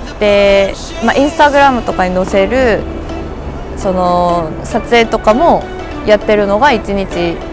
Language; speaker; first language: Japanese; non-native, fluent; Korean